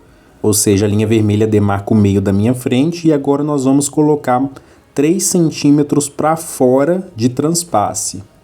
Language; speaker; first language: Portuguese; native; Portuguese